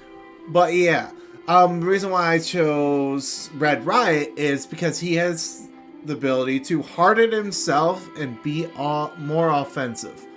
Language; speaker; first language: English; native; English